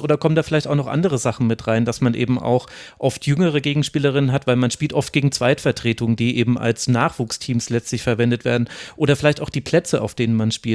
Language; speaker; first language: German; native; German